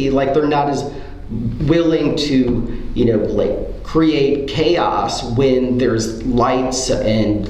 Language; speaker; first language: English; native; English